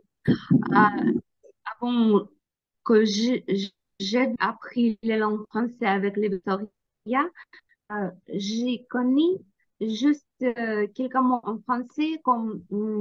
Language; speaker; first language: French; non-native, learner; Ukrainian